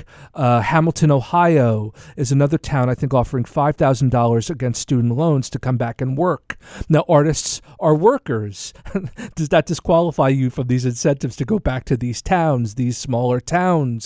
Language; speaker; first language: English; native; English